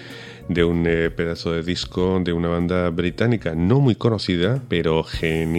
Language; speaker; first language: Spanish; native; Spanish